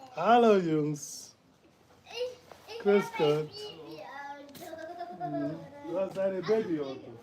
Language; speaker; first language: German; non-native, fluent; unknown